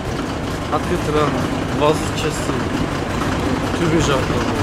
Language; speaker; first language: Russian; non-native, local second language; Kazakh